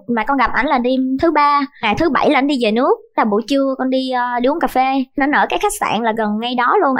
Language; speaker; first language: Vietnamese; native; Vietnamese